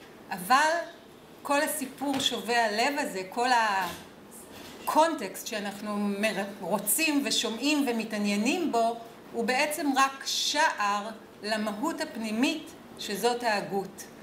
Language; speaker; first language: Hebrew; native; Hebrew